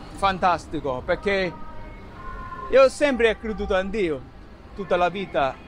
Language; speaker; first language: Italian; non-native, fluent; English